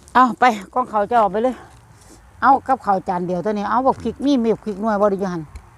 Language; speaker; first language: Thai; native; Thai